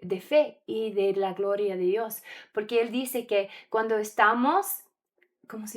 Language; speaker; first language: Spanish; non-native, learner; English